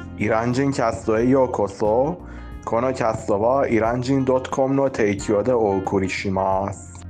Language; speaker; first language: Japanese; non-native, fluent; Persian